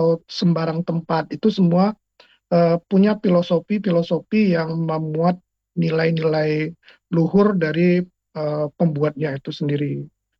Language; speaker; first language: Indonesian; non-native, local second language; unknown